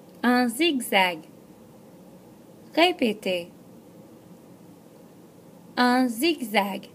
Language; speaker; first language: French; non-native, fluent; English